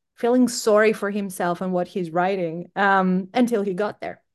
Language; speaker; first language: English; non-native, fluent; Greek